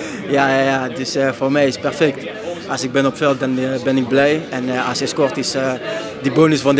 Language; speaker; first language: Dutch; non-native, fluent; French